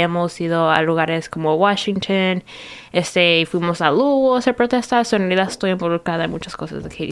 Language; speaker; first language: Spanish; early bilingual, heritage; Spanish